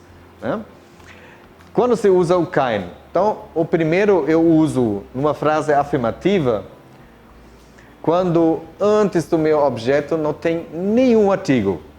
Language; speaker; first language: Portuguese; non-native, fluent; German